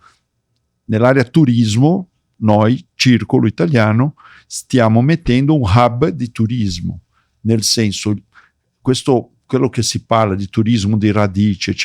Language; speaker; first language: Italian; early bilingual, heritage; Portuguese